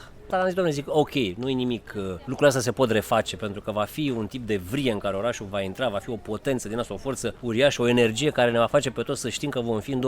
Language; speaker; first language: Romanian; native; Romanian